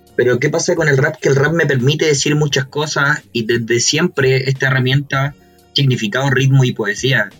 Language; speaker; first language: Spanish; native; Spanish